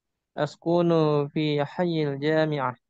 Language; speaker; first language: Arabic; non-native, learner; Indonesian